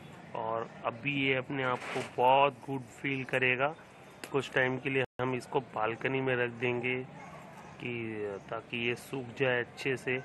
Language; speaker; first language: Hindi; native; Hindi